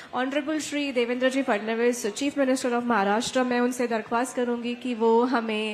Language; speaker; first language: Hindi; non-native, local second language; Marathi